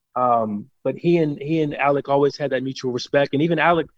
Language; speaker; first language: English; native; English